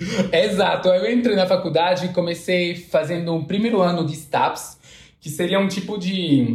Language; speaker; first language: Portuguese; non-native, fluent; French